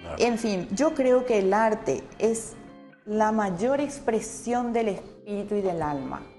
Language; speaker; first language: Spanish; early bilingual, other home language; Italian